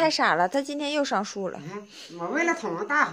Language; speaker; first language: Chinese; native; Chinese